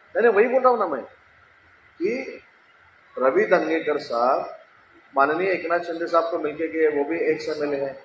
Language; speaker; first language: Hindi; non-native, local second language; Marathi